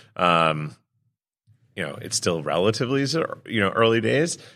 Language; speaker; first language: English; native; English